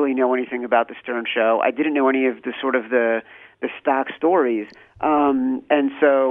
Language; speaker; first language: English; native; English